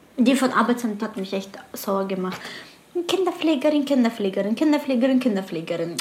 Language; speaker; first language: German; early bilingual, other home language; Turkish